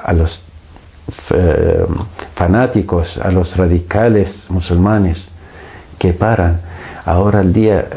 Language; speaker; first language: Spanish; non-native, fluent; Arabic